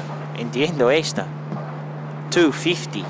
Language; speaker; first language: Spanish; non-native, learner; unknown